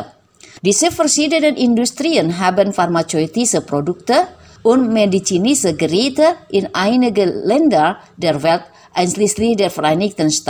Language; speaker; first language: German; non-native, fluent; Indonesian